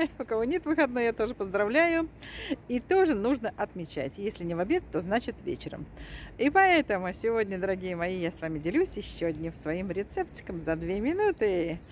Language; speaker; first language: Russian; native; Russian